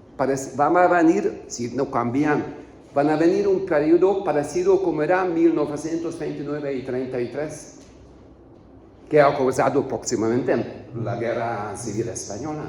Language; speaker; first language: Spanish; non-native, learner; Hungarian